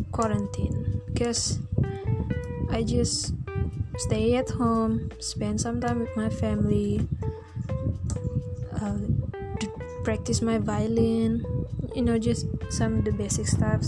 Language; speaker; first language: English; non-native, local second language; Malay